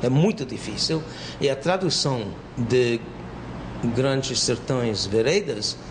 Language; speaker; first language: Portuguese; non-native, fluent; English